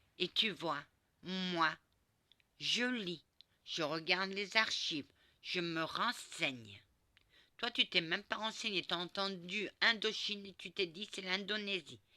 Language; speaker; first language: French; early bilingual, other home language; Portuguese